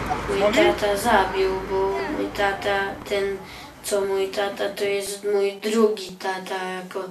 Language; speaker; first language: Polish; early bilingual, other home language; Chechen